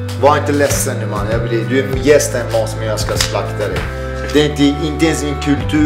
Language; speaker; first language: Swedish; early bilingual, other home language; Persian